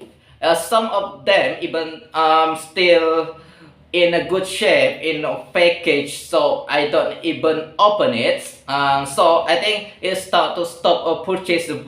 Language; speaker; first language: English; non-native, learner; Indonesian